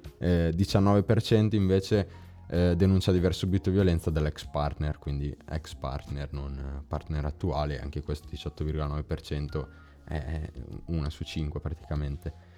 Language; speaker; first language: Italian; native; Italian